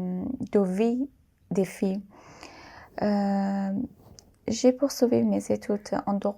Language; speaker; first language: French; non-native, fluent; Persian